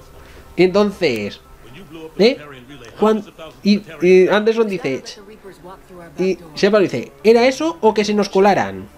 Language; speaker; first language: Spanish; native; Spanish